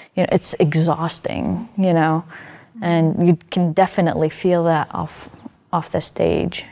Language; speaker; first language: English; non-native, fluent; Arabic